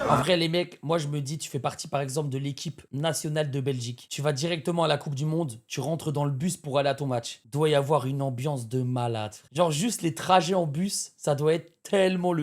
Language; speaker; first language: French; native; French